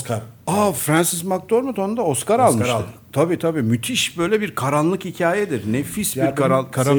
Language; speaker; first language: Turkish; native; Turkish